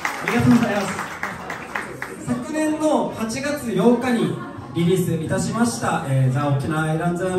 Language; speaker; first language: Japanese; native; Japanese